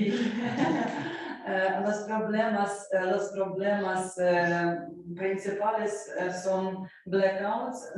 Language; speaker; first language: Spanish; non-native, learner; Ukrainian